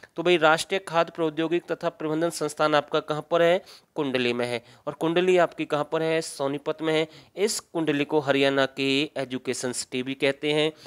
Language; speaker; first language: Hindi; native; Hindi